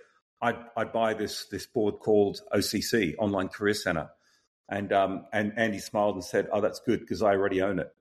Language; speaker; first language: English; native; English